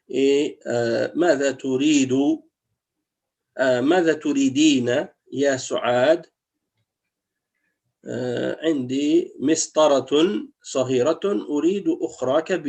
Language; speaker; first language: Arabic; non-native, fluent; French